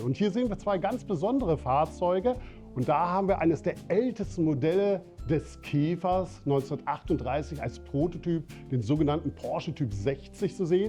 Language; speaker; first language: German; native; German